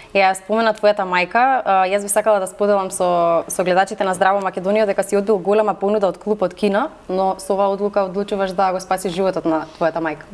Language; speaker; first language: Macedonian; native; Macedonian